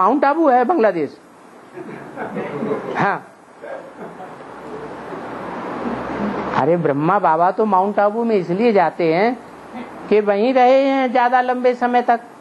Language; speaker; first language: Hindi; native; Hindi